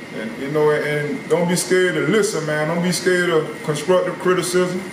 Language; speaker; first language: English; native; English